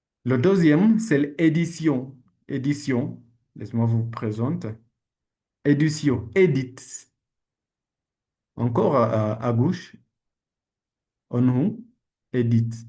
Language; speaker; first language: French; non-native, learner; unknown